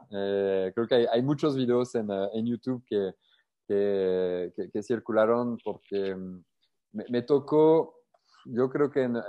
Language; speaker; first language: Spanish; non-native, fluent; French